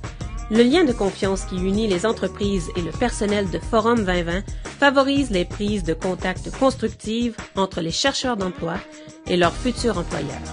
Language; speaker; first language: French; native; French